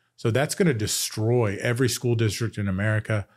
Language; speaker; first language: English; native; English